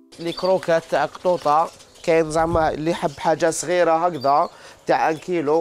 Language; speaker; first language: Arabic; native; Arabic